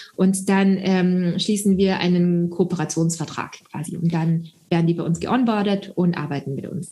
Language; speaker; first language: German; early bilingual, other home language; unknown